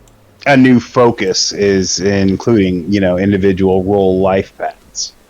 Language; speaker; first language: English; native; English